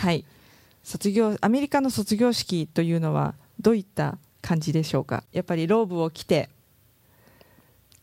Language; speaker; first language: Japanese; native; Japanese